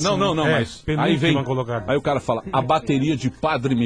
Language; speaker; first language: Portuguese; native; Portuguese